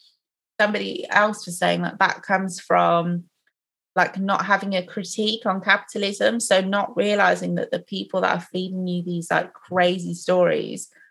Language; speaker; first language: English; native; English